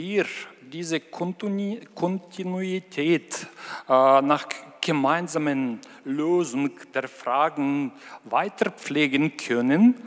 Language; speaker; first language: German; non-native, fluent; Ukrainian